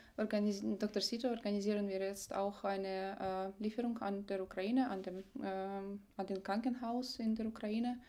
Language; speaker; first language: German; non-native, fluent; Ukrainian